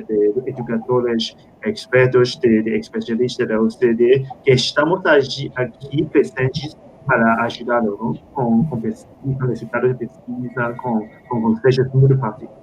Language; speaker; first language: Portuguese; non-native, fluent; Spanish